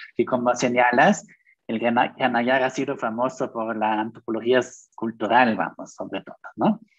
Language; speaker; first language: Spanish; non-native, fluent; German